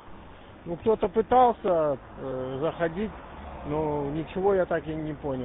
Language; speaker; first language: Russian; native; Russian